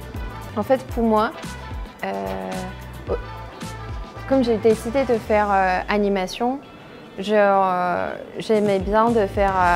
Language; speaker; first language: French; non-native, fluent; Chinese